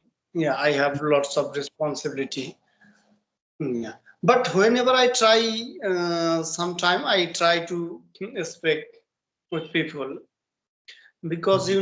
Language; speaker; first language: English; non-native, learner; Bangla